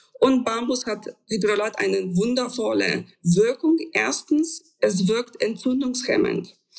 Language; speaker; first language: German; non-native, fluent; Polish